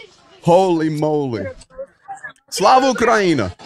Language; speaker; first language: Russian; non-native, learner; English